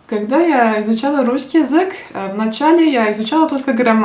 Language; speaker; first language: Russian; non-native, fluent; Turkish